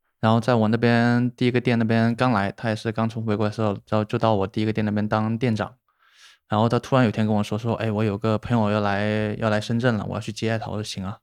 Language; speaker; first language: Chinese; native; Chinese